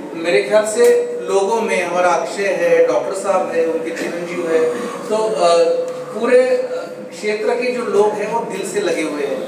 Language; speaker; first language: Hindi; non-native, local second language; Marathi